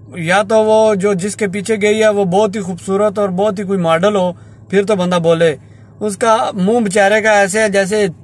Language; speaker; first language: Urdu; non-native, local second language; Punjabi